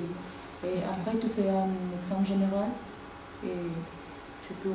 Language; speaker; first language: French; non-native, learner; Spanish